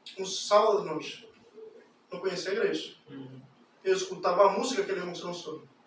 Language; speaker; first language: Portuguese; non-native, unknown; Spanish